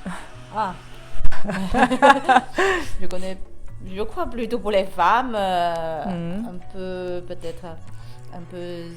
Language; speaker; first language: French; non-native, learner; Chinese